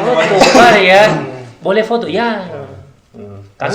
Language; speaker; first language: Indonesian; non-native, learner; Spanish